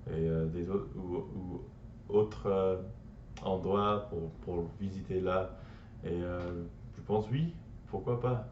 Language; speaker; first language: French; non-native, learner; English